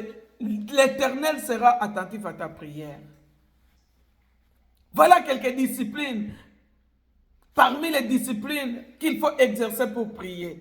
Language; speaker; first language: French; non-native, local second language; Lingala